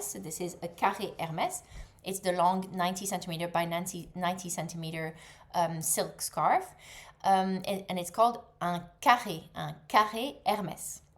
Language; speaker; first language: English; non-native, fluent; French